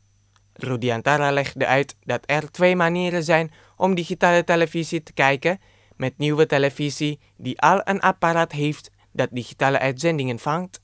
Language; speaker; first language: Dutch; non-native, fluent; Indonesian